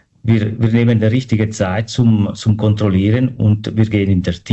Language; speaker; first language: German; non-native, learner; Italian